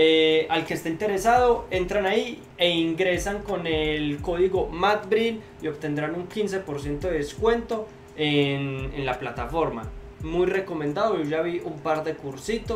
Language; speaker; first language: Spanish; native; Spanish